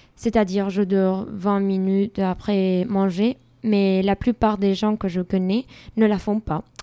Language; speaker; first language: French; non-native, fluent; Spanish